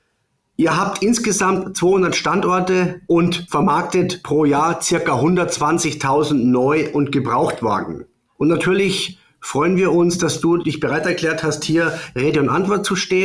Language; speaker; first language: German; native; German